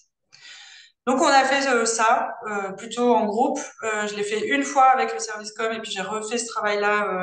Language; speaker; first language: French; native; French